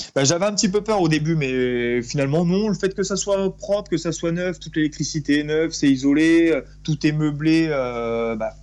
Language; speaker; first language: French; native; French